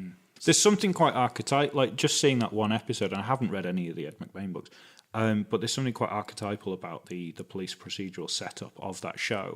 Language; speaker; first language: English; native; English